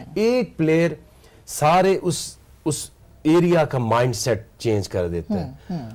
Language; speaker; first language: Urdu; non-native, local second language; Punjabi